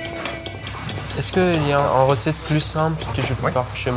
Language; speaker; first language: French; non-native, learner; Persian